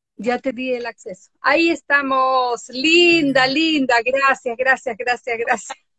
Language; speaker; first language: Spanish; native; Spanish